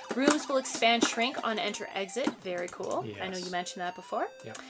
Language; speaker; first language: English; native; English